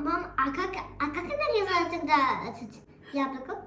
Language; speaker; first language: Russian; non-native, local second language; Kazakh